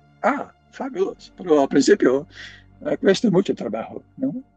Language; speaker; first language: Spanish; non-native, fluent; English